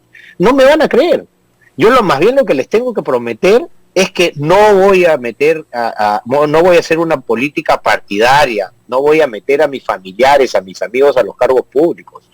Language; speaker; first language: Spanish; native; Spanish